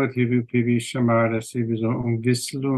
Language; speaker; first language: Portuguese; non-native, learner; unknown